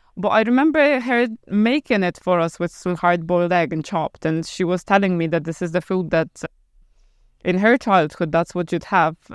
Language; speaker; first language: English; non-native, fluent; Polish